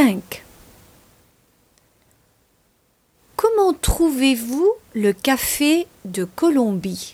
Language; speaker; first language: French; non-native, fluent; English